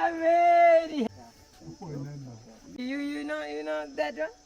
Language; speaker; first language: English; non-native, learner; Malayalam